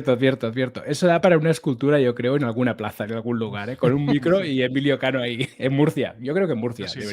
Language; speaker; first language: Spanish; native; Spanish